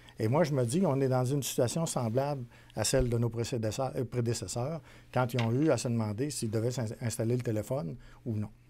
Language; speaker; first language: French; native; French